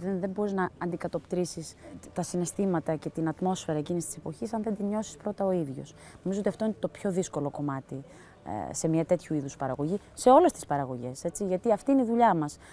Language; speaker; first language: Greek; early bilingual, heritage; Greek